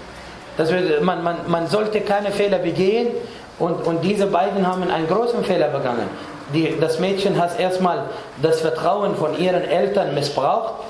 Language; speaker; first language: German; non-native, fluent; Arabic